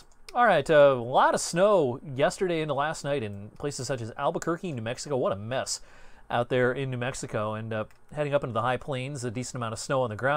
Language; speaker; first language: English; native; English